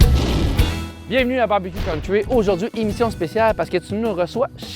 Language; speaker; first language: French; native; French